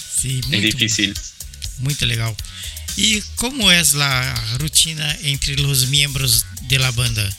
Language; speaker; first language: Spanish; non-native, learner; Portuguese